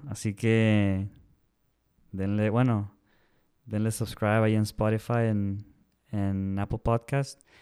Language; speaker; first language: Spanish; early bilingual, heritage; Spanish